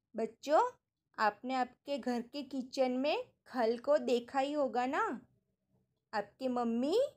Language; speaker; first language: Hindi; non-native, local second language; Gujarati